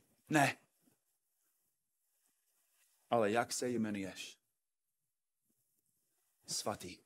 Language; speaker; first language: Czech; non-native, fluent; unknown